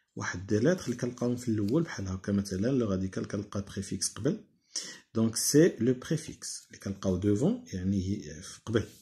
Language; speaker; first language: French; non-native, local second language; Arabic